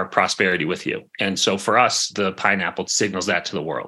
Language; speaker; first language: English; native; English